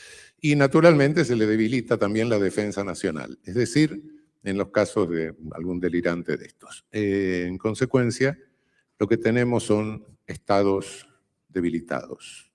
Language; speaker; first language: Spanish; native; Spanish